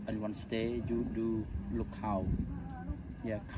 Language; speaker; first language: English; non-native, learner; Khmer